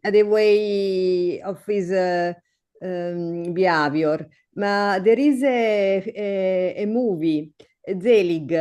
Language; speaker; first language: English; non-native, learner; Italian